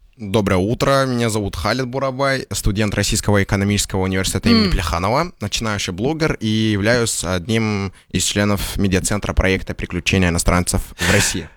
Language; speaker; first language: Russian; non-native, fluent; Arabic